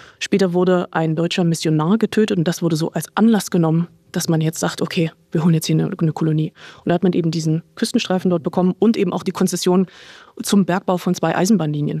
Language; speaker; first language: German; native; German